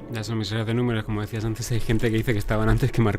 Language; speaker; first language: Spanish; native; Spanish